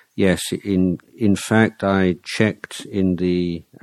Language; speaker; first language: English; native; English